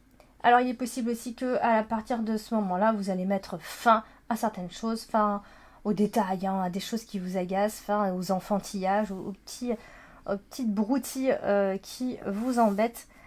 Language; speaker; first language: French; native; French